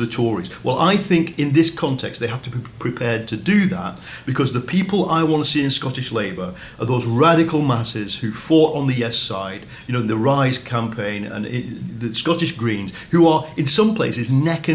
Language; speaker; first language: English; native; English